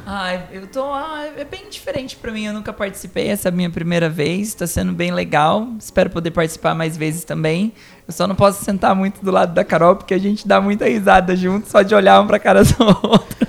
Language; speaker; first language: Portuguese; native; Portuguese